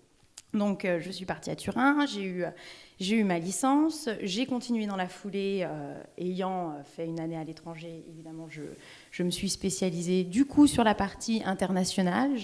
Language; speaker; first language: French; native; French